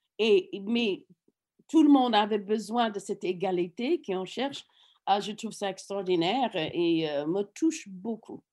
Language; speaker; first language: French; non-native, fluent; English